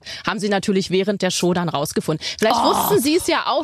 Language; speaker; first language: German; native; German